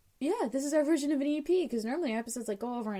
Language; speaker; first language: English; native; English